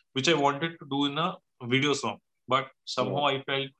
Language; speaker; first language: English; non-native, local second language; Hindi